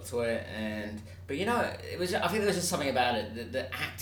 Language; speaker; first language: English; native; English